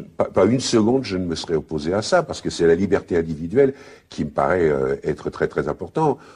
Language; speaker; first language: French; native; French